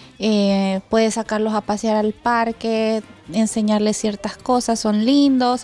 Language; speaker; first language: Spanish; native; Spanish